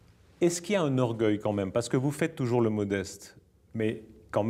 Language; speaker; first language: French; native; French